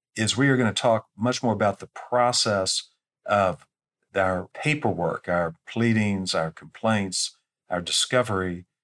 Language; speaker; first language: English; native; English